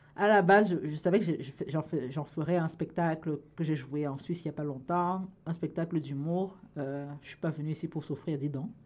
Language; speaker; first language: French; native; French